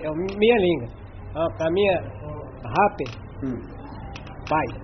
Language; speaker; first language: Portuguese; non-native, fluent; English